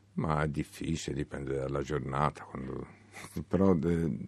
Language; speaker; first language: Italian; native; Italian